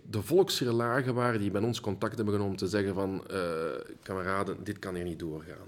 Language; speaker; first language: Dutch; early bilingual, heritage; Dutch